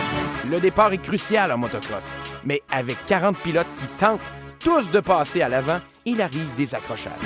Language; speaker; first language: French; native; French